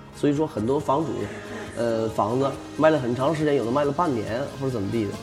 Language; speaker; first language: Chinese; native; Chinese